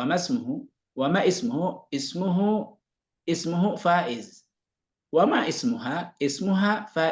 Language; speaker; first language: Arabic; non-native, fluent; Indonesian